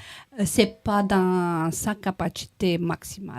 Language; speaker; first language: French; non-native, learner; Romanian